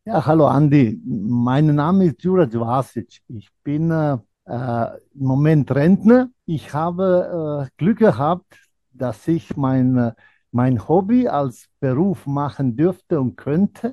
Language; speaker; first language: German; non-native, fluent; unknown